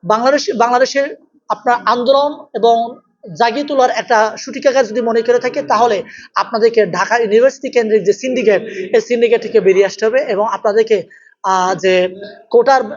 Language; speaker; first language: Bangla; non-native, local second language; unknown